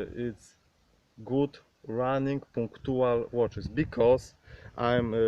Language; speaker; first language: English; non-native, learner; Polish